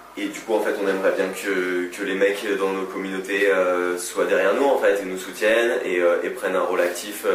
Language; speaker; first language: French; native; French